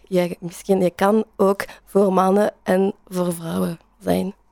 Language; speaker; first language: Dutch; non-native, learner; French